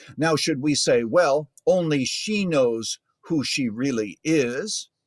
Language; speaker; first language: English; native; English